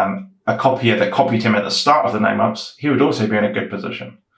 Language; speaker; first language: English; native; English